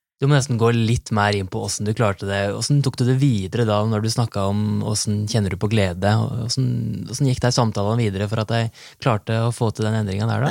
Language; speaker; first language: Norwegian; native; Norwegian